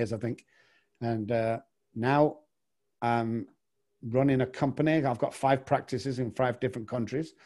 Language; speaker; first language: English; native; English